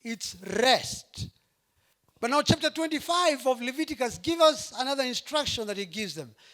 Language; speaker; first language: English; non-native, local second language; Swahili